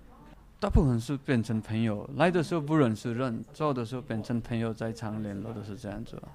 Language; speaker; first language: Chinese; non-native, fluent; Nepali